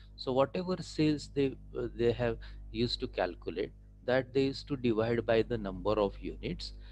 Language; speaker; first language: English; non-native, local second language; Marathi